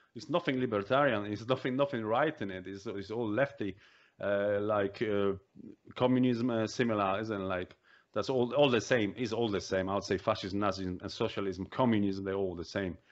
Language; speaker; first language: English; non-native, fluent; Polish